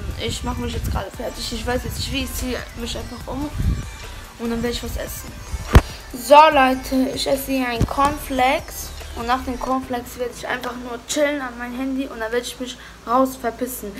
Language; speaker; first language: German; early bilingual, other home language; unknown